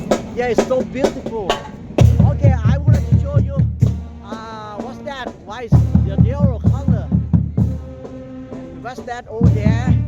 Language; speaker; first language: English; non-native, learner; Thai